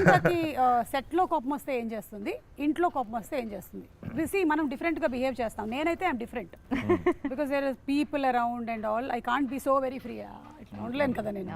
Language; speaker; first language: Telugu; native; Telugu